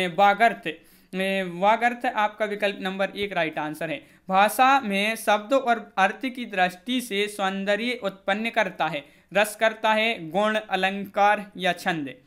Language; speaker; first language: Hindi; native; Hindi